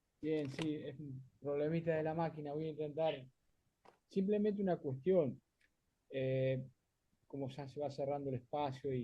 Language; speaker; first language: Spanish; native; Spanish